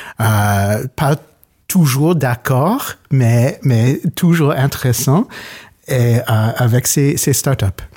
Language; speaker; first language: French; non-native, learner; English